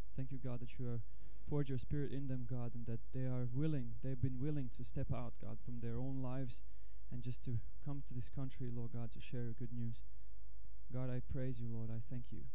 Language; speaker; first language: English; non-native, fluent; Latvian